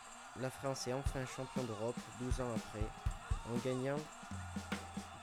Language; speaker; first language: French; native; French